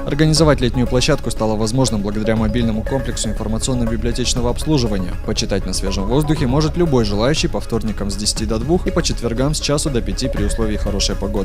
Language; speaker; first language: Russian; native; Russian